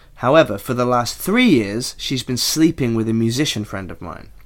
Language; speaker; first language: English; native; English